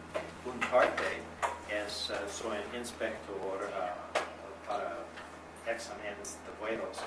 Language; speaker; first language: Spanish; non-native, learner; English